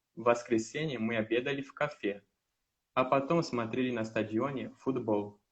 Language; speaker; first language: Russian; non-native, learner; Portuguese